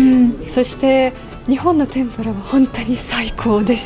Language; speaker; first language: Japanese; non-native, fluent; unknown